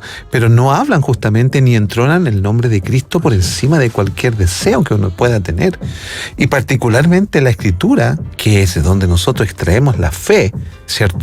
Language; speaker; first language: Spanish; native; Spanish